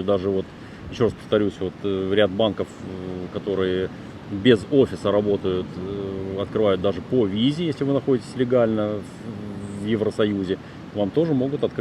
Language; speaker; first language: Russian; native; Russian